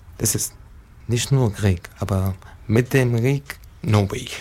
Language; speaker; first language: German; non-native, learner; Arabic